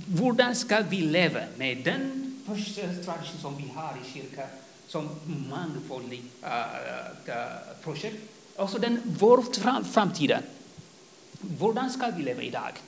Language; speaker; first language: Swedish; non-native, fluent; Tigrinya